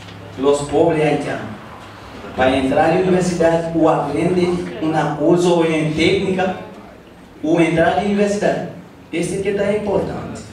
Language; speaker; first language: Portuguese; non-native, learner; Haitian Creole